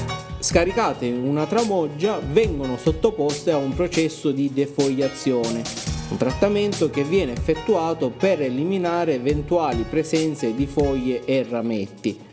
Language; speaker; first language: Italian; native; Italian